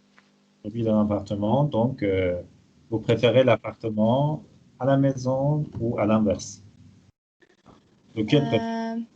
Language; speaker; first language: French; non-native, fluent; Persian